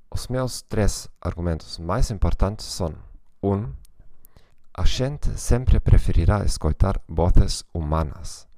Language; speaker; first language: Portuguese; non-native, learner; German